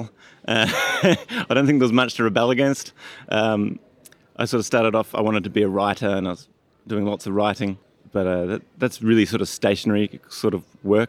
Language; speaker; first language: English; native; English